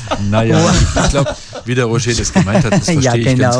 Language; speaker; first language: German; native; German